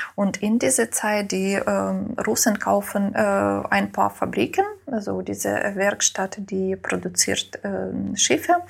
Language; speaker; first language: German; non-native, learner; Ukrainian